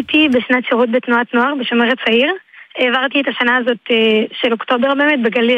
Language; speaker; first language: Hebrew; native; Hebrew